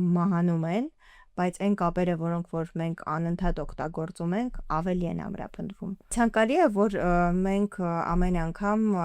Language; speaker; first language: Armenian; early bilingual, heritage; Armenian